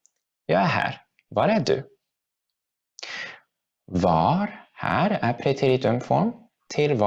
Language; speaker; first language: Swedish; non-native, fluent; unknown